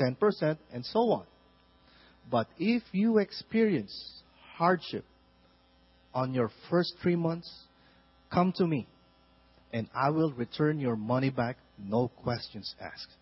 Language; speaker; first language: English; non-native, local second language; Filipino